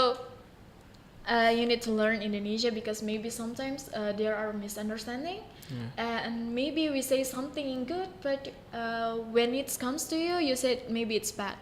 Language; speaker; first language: English; non-native, learner; Indonesian